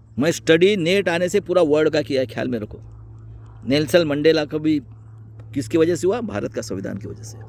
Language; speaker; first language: Hindi; non-native, local second language; Marathi